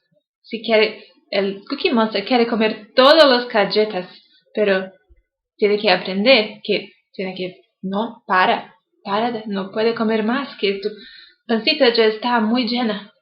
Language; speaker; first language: Spanish; non-native, learner; English